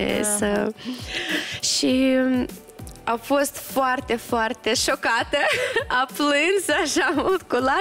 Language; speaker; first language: Romanian; non-native, local second language; Russian